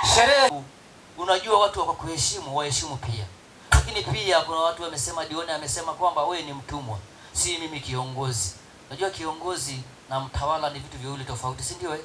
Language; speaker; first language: Swahili; non-native, local second language; Masai